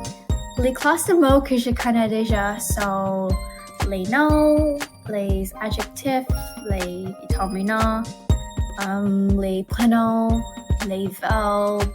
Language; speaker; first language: French; non-native, learner; English